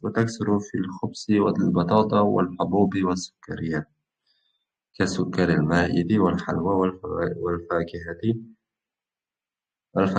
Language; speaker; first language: Arabic; non-native, fluent; Uzbek